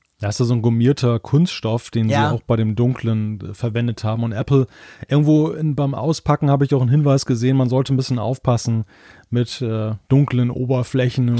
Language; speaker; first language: German; native; German